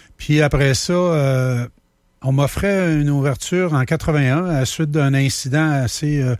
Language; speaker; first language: French; native; French